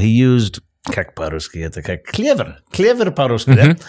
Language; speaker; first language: Russian; non-native, learner; English